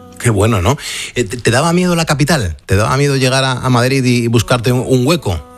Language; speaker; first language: Spanish; native; Spanish